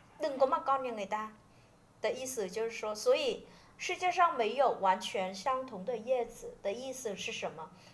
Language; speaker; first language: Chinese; non-native, fluent; Vietnamese